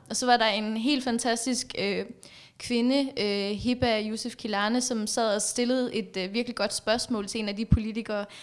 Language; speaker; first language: Danish; early bilingual, other home language; Persian